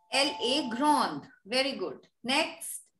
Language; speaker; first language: French; non-native, fluent; Hindi